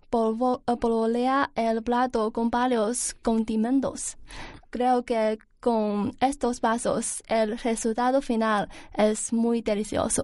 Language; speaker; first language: Spanish; non-native, learner; Chinese